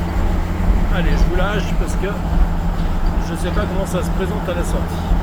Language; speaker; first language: French; native; French